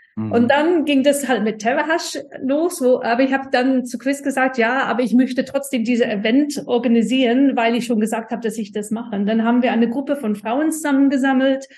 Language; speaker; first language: German; non-native, fluent; English